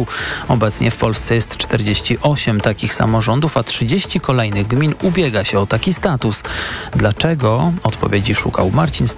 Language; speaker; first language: Polish; native; Polish